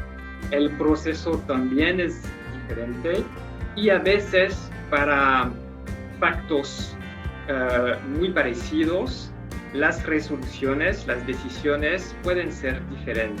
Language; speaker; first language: Spanish; non-native, fluent; French